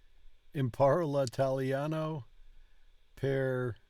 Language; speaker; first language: Italian; non-native, learner; English